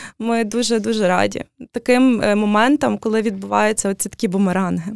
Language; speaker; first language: Ukrainian; native; Ukrainian